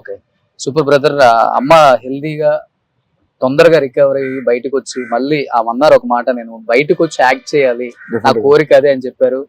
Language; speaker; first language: Telugu; native; Telugu